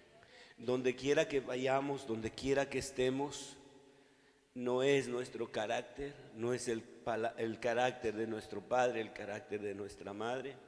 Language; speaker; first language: Spanish; native; Spanish